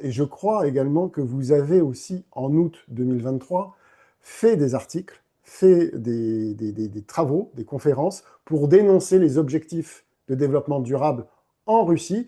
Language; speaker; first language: French; native; French